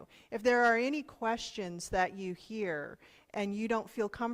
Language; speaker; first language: English; native; English